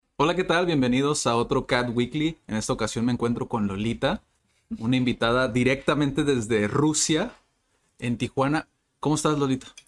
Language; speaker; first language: Spanish; native; Spanish